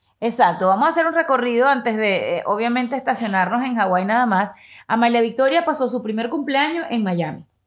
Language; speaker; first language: Spanish; native; Spanish